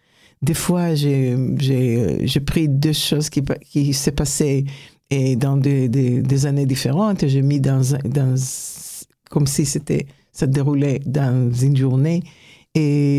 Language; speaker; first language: French; non-native, fluent; Hebrew